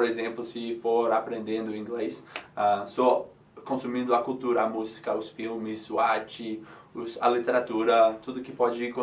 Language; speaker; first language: Portuguese; non-native, fluent; English